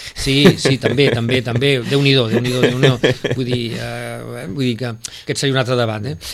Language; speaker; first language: Catalan; native; Catalan